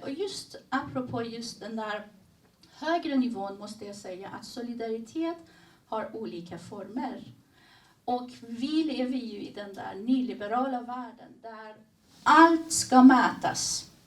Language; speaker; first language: Swedish; early bilingual, other home language; Persian